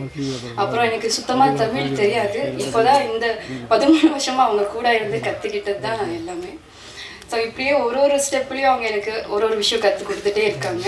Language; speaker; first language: Tamil; non-native, fluent; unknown